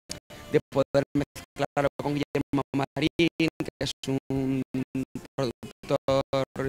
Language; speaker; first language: Spanish; native; Spanish